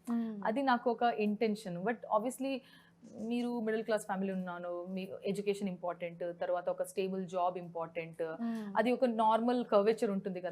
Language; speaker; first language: Telugu; non-native, local second language; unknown